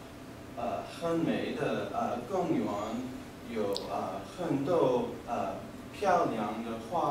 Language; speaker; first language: Chinese; non-native, learner; English